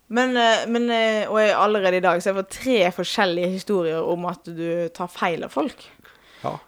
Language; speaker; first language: Norwegian; native; Norwegian